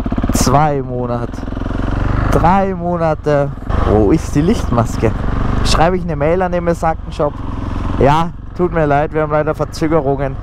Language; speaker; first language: German; native; German